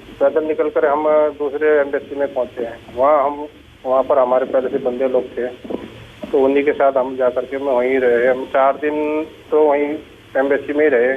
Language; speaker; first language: Hindi; native; Hindi